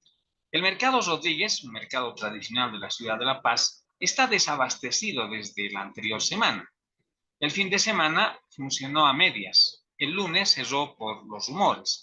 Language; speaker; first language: Spanish; native; Spanish